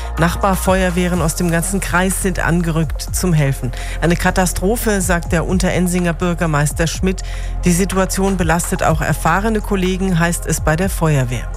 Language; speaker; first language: German; native; German